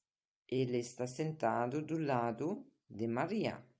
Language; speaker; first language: Portuguese; non-native, fluent; German